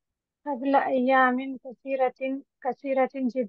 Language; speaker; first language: Arabic; non-native, learner; Hindi